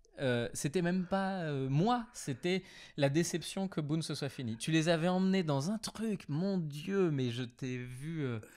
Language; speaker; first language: French; native; French